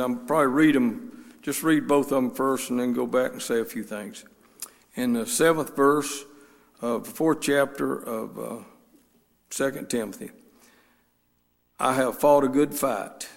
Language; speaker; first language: English; native; English